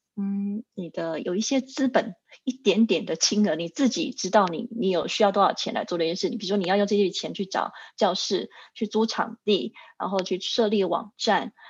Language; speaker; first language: Chinese; native; Chinese